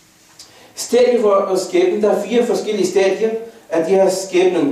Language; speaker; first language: Danish; non-native, fluent; Arabic